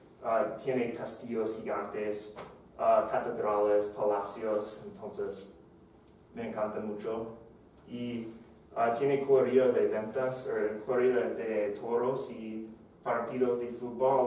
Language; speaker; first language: Spanish; non-native, fluent; English